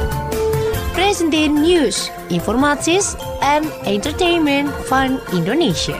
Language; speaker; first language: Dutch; non-native, fluent; Indonesian